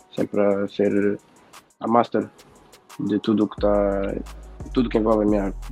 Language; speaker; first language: Portuguese; native; Portuguese